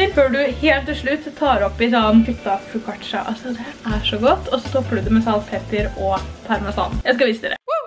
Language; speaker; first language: Norwegian; native; Norwegian